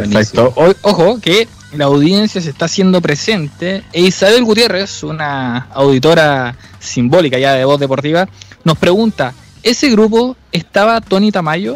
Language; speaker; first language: Spanish; native; Spanish